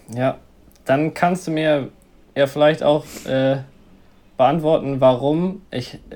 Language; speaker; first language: German; native; German